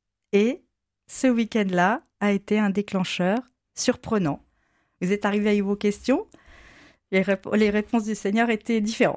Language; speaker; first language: French; native; French